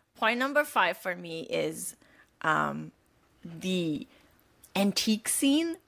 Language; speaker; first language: English; non-native, fluent; German